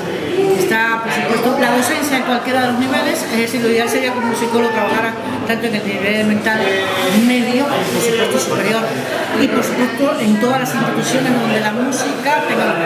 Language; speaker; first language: Spanish; native; Spanish